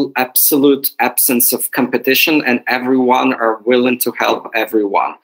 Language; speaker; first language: English; non-native, fluent; Ukrainian